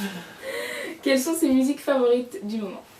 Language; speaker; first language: French; native; French